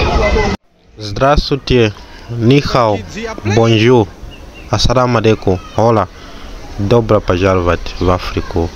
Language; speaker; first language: Russian; non-native, learner; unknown